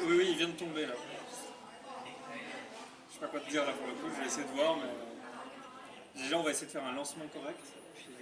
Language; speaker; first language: French; native; French